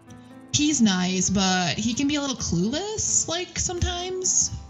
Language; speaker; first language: English; native; English